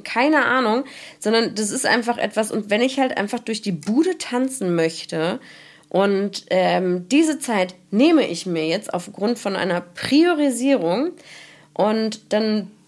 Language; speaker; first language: German; native; German